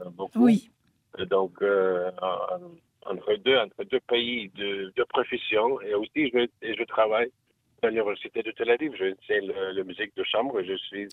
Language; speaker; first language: French; non-native, fluent; English